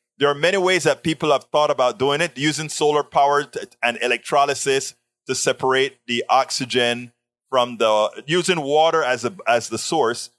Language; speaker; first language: English; non-native, fluent; Spanish